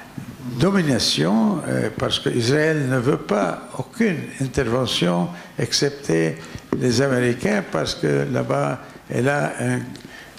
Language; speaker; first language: French; non-native, learner; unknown